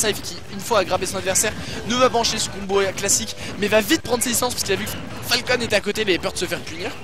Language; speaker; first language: French; native; French